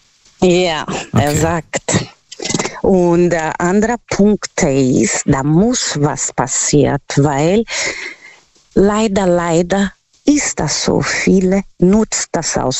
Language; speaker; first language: German; non-native, learner; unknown